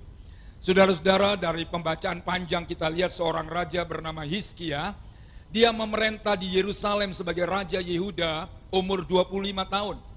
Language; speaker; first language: Indonesian; non-native, local second language; Javanese